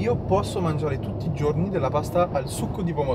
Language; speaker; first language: Italian; early bilingual, heritage; Italian